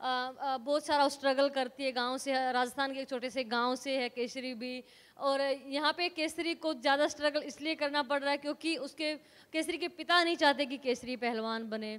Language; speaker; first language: Hindi; native; Hindi